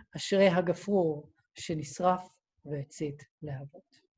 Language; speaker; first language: Hebrew; native; Hebrew